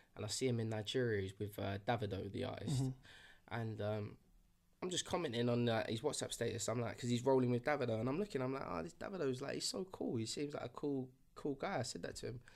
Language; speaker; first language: English; early bilingual, other home language; Yoruba